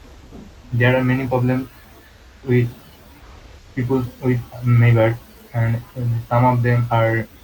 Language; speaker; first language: English; non-native, learner; Bangla